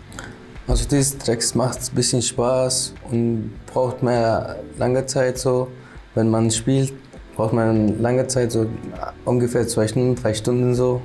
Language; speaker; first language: German; non-native, learner; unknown